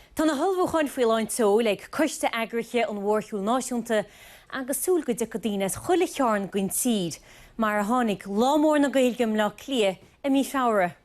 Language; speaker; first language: Irish; native; Irish